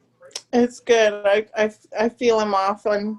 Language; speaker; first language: English; native; English